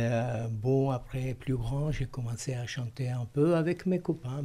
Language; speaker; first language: French; non-native, fluent; Italian